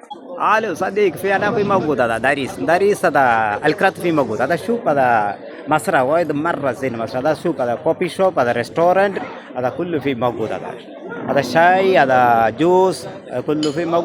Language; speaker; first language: Arabic; non-native, learner; Malayalam